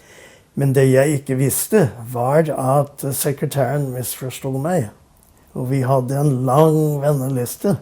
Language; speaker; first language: Norwegian; non-native, fluent; English